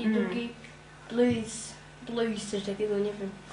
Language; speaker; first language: Polish; early bilingual, other home language; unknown